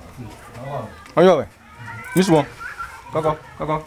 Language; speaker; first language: French; non-native, local second language; Fon